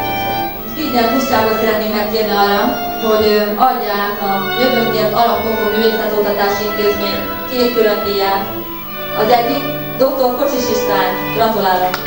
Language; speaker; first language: Hungarian; native; Hungarian